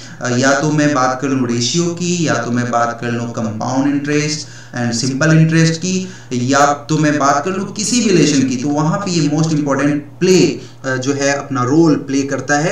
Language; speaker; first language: Hindi; native; Hindi